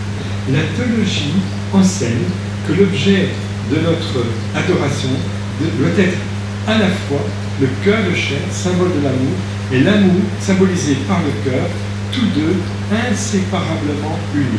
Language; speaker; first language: French; native; French